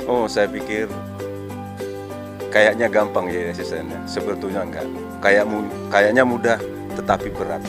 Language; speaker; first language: Indonesian; non-native, local second language; Minangkabau